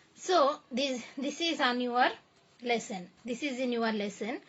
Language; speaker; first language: English; non-native, local second language; Kannada